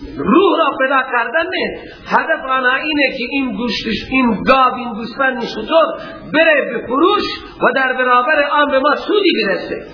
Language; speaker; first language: Persian; non-native, local second language; Baluchi